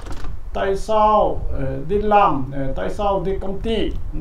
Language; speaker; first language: Vietnamese; non-native, learner; Korean